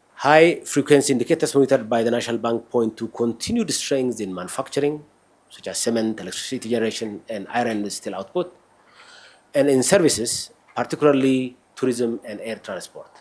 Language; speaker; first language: English; non-native, local second language; Amharic